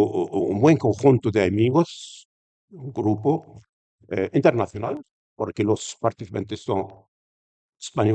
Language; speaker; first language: Spanish; non-native, fluent; Arabic